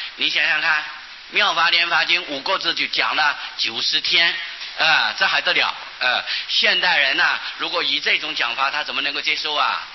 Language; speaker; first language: Chinese; non-native, local second language; Hakka Chinese